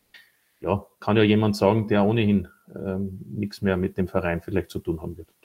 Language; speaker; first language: German; native; German